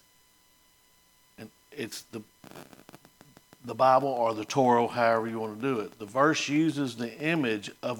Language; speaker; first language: English; native; English